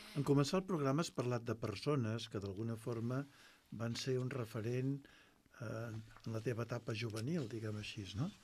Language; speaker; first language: Catalan; native; Catalan